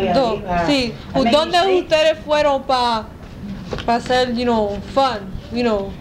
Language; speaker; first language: Spanish; early bilingual, heritage; Spanish